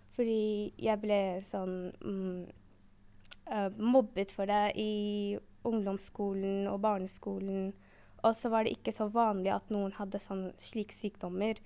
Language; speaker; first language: Norwegian; early bilingual, other home language; Arabic